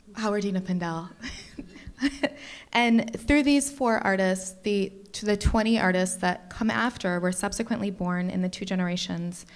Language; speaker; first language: English; native; English